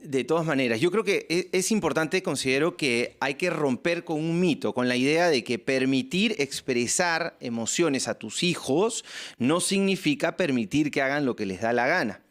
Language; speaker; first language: Spanish; native; Spanish